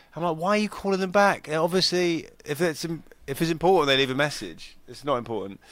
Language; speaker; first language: English; native; English